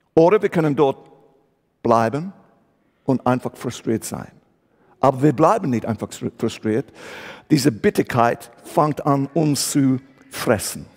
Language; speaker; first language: German; non-native, fluent; English